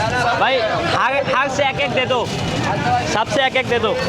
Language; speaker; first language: Hindi; non-native, learner; Bangla